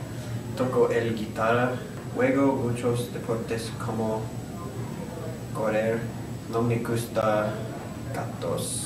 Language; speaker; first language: Spanish; non-native, learner; English